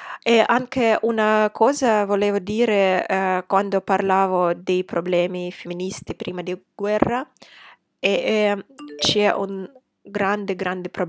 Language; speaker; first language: Italian; non-native, fluent; Russian